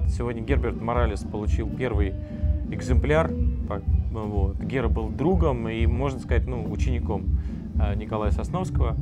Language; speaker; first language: Russian; native; Russian